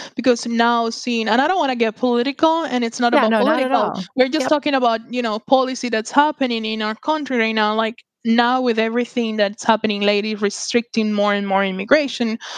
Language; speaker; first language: English; non-native, fluent; Spanish